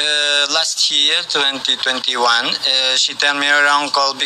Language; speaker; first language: English; non-native, learner; Portuguese